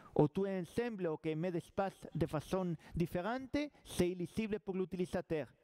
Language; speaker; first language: French; non-native, fluent; Spanish